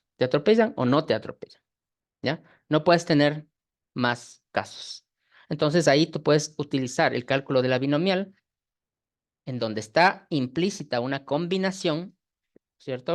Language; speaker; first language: Spanish; native; Spanish